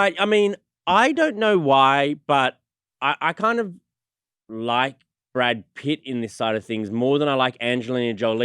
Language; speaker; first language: English; native; English